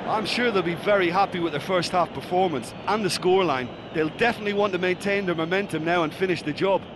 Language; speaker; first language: English; native; English